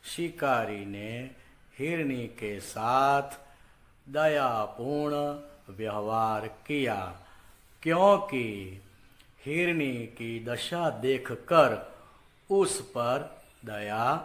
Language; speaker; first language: Hindi; non-native, local second language; Gujarati